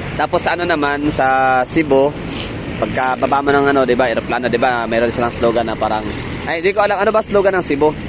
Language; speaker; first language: Filipino; non-native, local second language; Cebuano